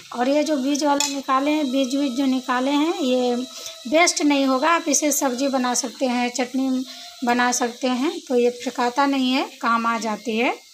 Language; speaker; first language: Hindi; native; Hindi